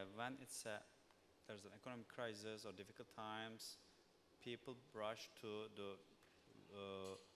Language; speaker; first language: English; non-native, fluent; Turkish